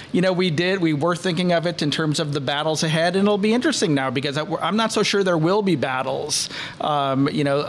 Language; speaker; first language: English; native; English